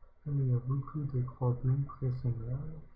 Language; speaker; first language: French; non-native, learner; English